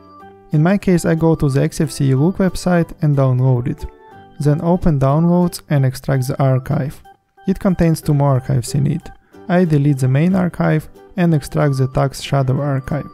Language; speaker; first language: English; non-native, fluent; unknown